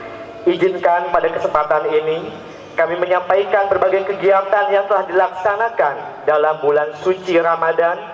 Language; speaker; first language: Indonesian; native; Indonesian